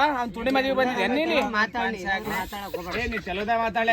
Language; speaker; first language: Kannada; native; Kannada